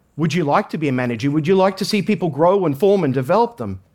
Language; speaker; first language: English; native; English